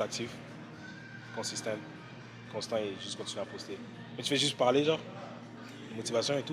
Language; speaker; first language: French; native; French